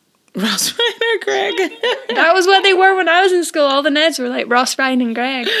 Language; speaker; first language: English; native; English